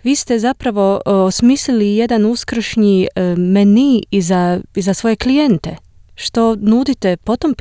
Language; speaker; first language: Croatian; native; Croatian